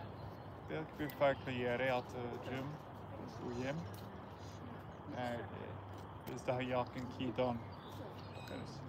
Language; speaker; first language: Turkish; non-native, learner; English